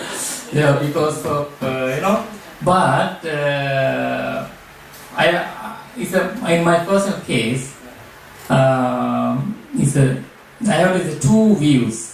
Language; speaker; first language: English; non-native, learner; Sinhala